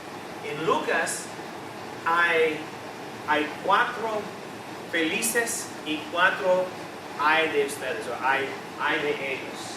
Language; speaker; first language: Spanish; non-native, fluent; English